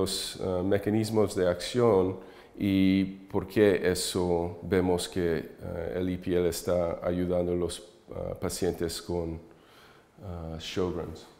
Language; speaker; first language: Spanish; early bilingual, heritage; English